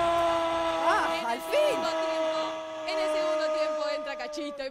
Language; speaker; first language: Spanish; native; Spanish